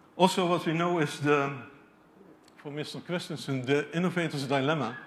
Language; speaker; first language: English; non-native, fluent; Dutch